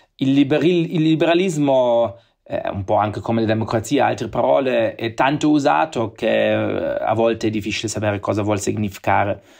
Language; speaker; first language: Italian; non-native, fluent; German